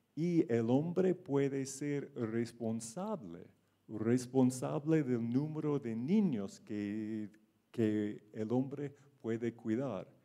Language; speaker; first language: Spanish; non-native, fluent; English